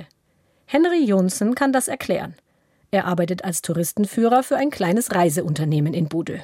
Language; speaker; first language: German; native; German